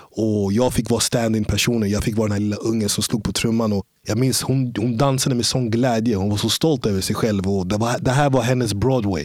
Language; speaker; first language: Swedish; early bilingual, other home language; English